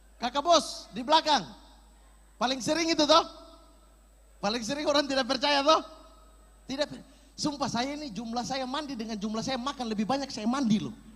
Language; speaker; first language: Indonesian; native; Indonesian